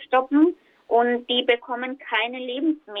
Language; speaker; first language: German; non-native, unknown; Spanish